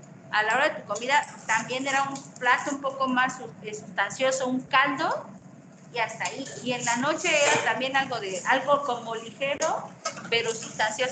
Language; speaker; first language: Spanish; native; Spanish